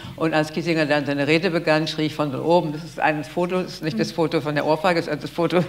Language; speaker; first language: German; native; German